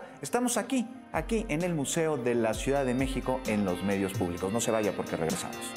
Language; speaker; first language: Spanish; native; Spanish